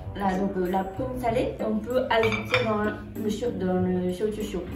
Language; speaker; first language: French; non-native, learner; Japanese